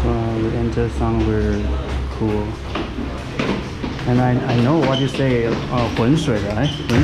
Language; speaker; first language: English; non-native, fluent; Chinese